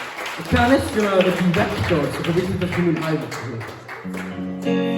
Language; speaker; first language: Welsh; native; Welsh